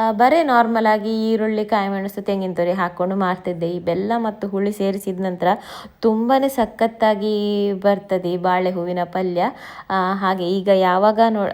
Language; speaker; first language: Kannada; native; Kannada